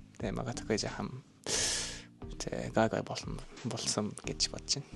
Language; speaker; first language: Mongolian; non-native, learner; Japanese